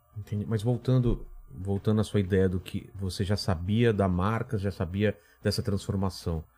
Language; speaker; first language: Portuguese; native; Portuguese